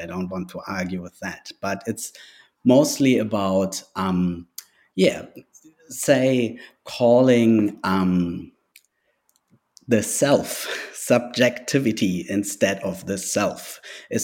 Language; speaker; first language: English; non-native, fluent; German